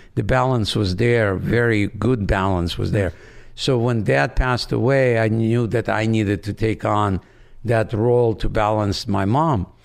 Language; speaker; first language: English; non-native, fluent; Russian